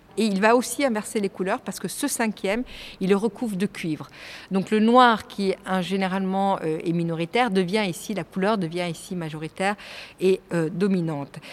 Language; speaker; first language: French; native; French